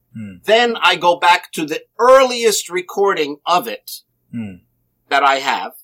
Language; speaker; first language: English; native; English